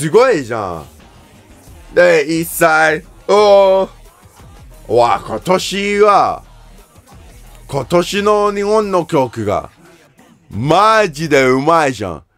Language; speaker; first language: Japanese; non-native, learner; English